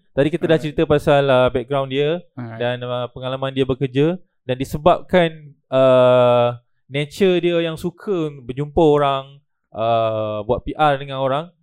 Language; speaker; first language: Malay; native; Malay